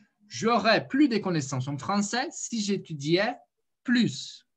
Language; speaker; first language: French; non-native, fluent; Portuguese